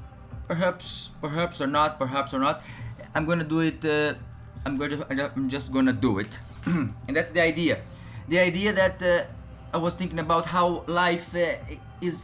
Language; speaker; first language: English; non-native, fluent; Portuguese